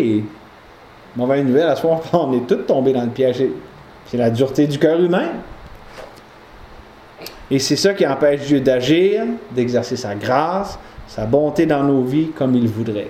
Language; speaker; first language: French; native; French